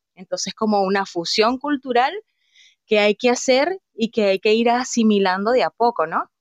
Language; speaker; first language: Spanish; native; Spanish